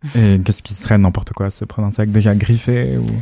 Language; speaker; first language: French; native; French